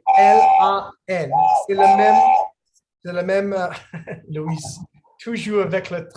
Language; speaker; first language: French; non-native, learner; English